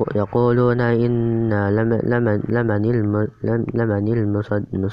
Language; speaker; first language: Arabic; non-native, learner; Indonesian